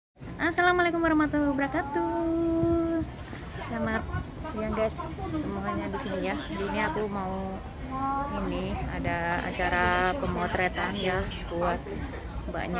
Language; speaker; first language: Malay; non-native, local second language; Javanese